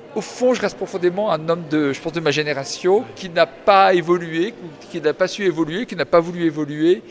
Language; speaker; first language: French; native; French